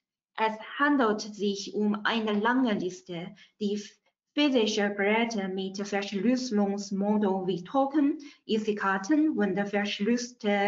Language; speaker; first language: German; non-native, fluent; Chinese